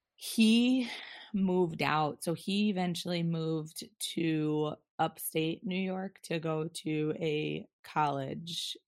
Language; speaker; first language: English; native; English